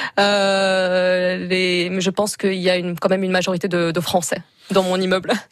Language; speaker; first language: French; early bilingual, other home language; English